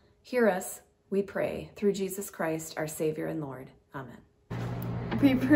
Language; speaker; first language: English; native; English